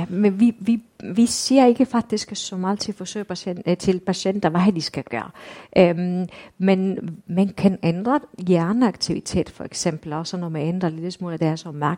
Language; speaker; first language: Danish; non-native, fluent; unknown